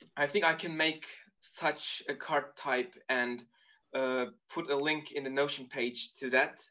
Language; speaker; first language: English; non-native, fluent; Turkish